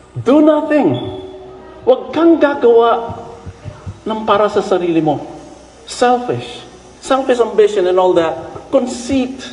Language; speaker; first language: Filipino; non-native, local second language; Iloko